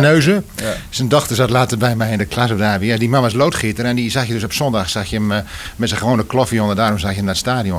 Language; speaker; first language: Dutch; native; Dutch